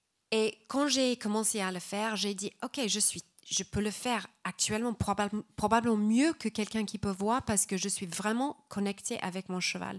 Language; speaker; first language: French; non-native, fluent; English